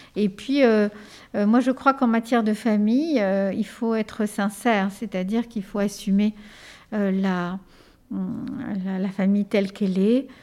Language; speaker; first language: French; early bilingual, other home language; Spanish